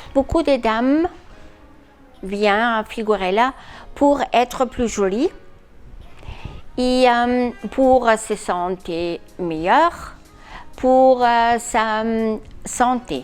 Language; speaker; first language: French; non-native, learner; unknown